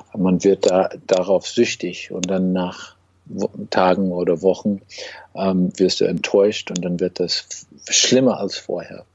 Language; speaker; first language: German; non-native, fluent; English